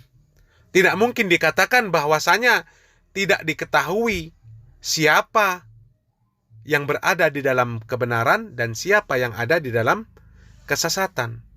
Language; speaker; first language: Indonesian; native; Indonesian